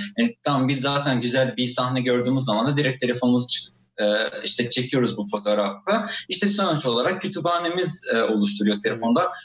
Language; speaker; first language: Turkish; non-native, fluent; Arabic